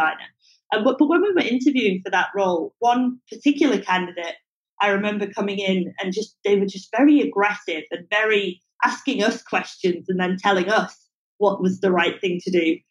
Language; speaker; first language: English; native; English